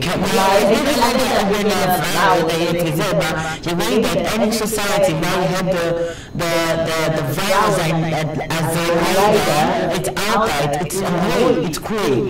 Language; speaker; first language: Dutch; non-native, learner; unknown